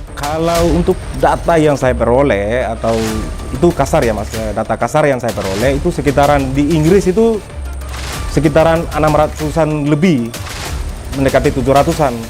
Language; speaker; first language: Indonesian; non-native, local second language; Tetum